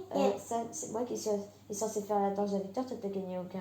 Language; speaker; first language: French; native; French